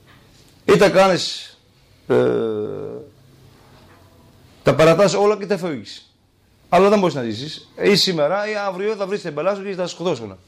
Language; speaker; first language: Greek; non-native, learner; Kurdish